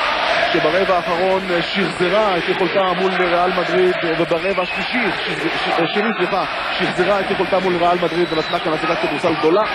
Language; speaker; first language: Hebrew; native; Hebrew